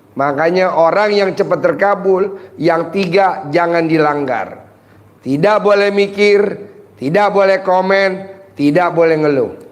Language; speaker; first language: Indonesian; native; Indonesian